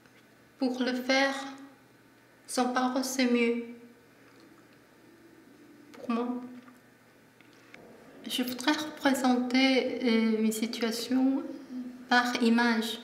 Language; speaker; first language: French; non-native, learner; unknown